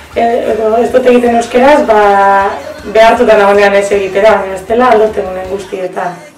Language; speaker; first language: Basque; native; Basque